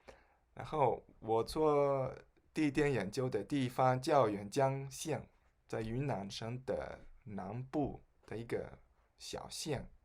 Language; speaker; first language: Chinese; non-native, fluent; Spanish